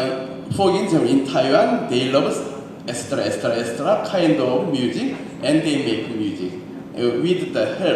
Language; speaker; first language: English; non-native, learner; Korean